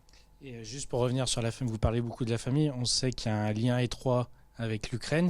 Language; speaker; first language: French; native; French